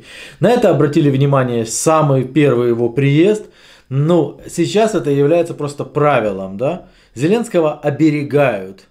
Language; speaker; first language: Russian; native; Russian